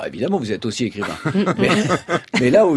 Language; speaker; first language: French; native; French